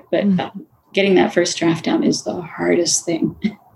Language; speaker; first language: English; native; English